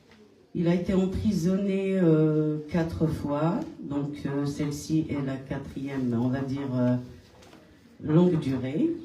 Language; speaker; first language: French; non-native, local second language; Kabyle